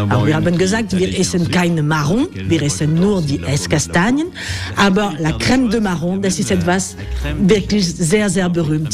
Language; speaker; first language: German; non-native, fluent; French